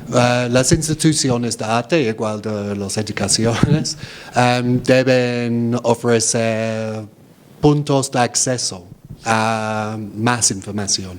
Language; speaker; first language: Spanish; non-native, fluent; English